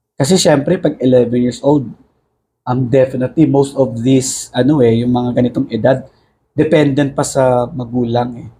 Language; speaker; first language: Filipino; native; Filipino